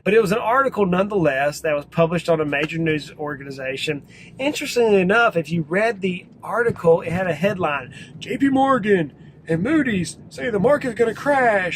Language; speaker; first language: English; native; English